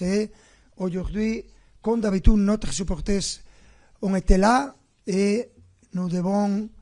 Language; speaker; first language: French; non-native, fluent; Spanish